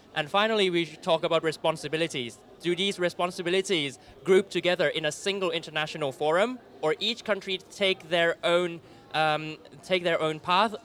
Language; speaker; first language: English; non-native, fluent; Thai